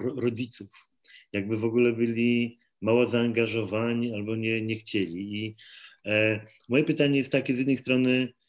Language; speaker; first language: Polish; native; Polish